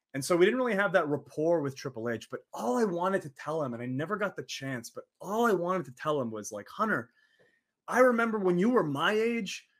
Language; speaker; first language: English; early bilingual, other home language; Arabic